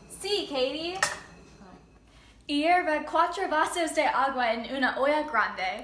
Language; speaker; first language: Spanish; non-native, learner; English